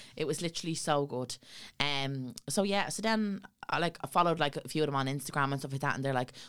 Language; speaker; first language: English; native; English